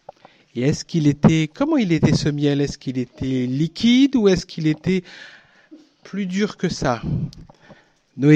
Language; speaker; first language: French; native; French